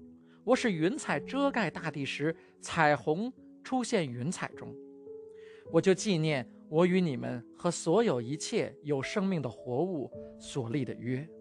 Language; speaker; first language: Chinese; native; Chinese